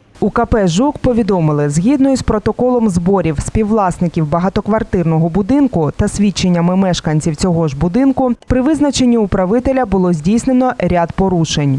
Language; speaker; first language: Ukrainian; native; Ukrainian